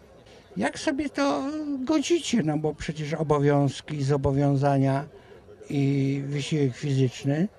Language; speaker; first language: Polish; native; Polish